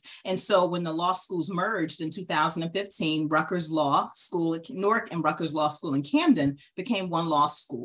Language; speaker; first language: English; native; English